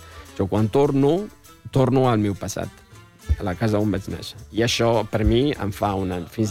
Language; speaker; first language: Catalan; non-native, fluent; Arabic